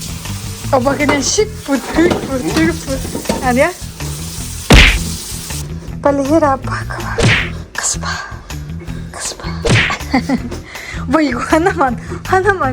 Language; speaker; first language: Korean; non-native, learner; Spanish